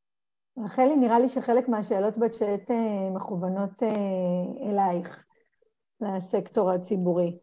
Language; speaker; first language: Hebrew; native; Hebrew